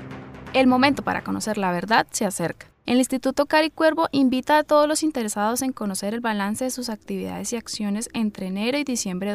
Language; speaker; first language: Spanish; native; Spanish